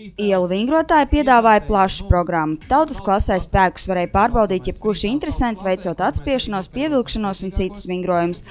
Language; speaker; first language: Latvian; native; Latvian